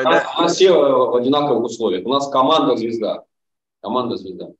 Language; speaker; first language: Russian; native; Russian